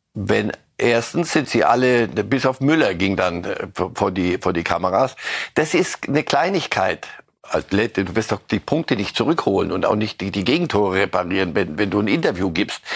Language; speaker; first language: German; native; German